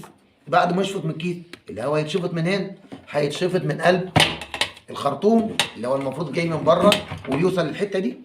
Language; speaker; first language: Arabic; native; Arabic